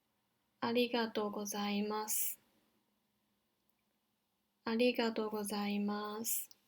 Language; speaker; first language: Japanese; non-native, fluent; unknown